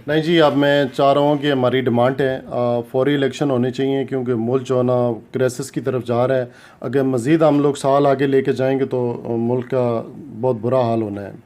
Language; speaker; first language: Urdu; non-native, local second language; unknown